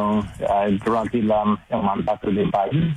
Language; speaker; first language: Spanish; non-native, learner; English